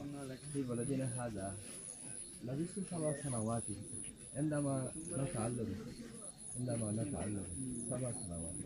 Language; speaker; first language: Arabic; non-native, fluent; Rohingya